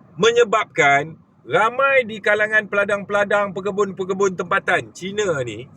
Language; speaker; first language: Malay; native; Malay